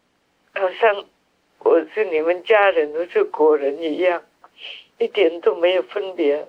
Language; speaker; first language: Chinese; non-native, fluent; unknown